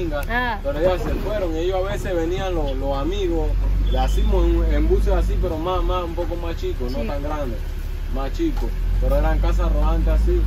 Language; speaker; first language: Spanish; native; Spanish